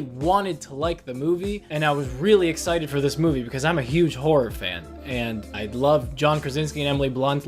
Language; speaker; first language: English; native; English